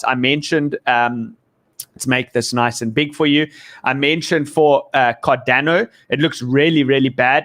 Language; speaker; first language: English; native; English